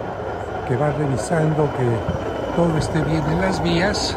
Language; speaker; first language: Spanish; native; Spanish